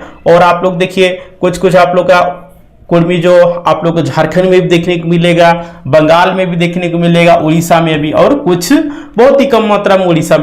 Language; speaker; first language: Hindi; native; Hindi